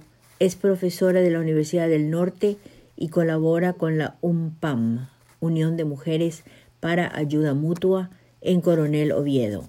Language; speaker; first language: Spanish; native; Spanish